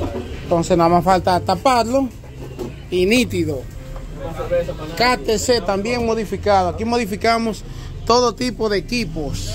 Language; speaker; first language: Spanish; native; Spanish